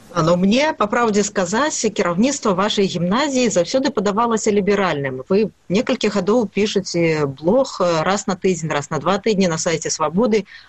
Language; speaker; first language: Belarusian; native; Belarusian